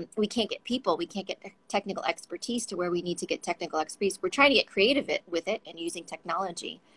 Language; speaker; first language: English; native; English